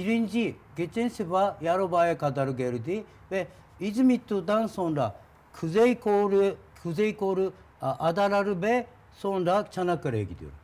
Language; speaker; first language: Turkish; non-native, learner; Japanese